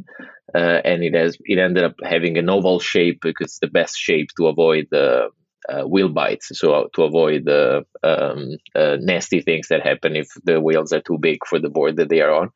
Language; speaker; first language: English; non-native, fluent; Italian